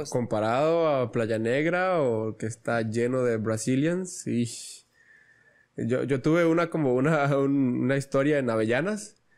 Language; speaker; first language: Spanish; native; Spanish